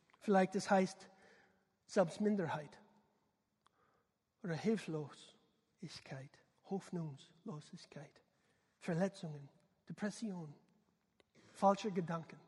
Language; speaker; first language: German; non-native, learner; English